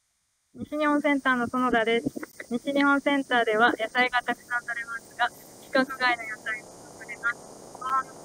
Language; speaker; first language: Japanese; native; Japanese